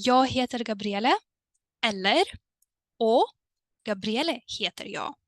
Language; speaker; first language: Swedish; non-native, fluent; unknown